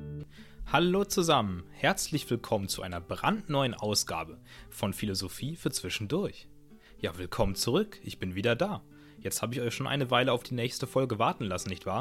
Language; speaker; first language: German; native; German